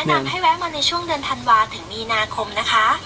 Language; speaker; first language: Thai; native; Thai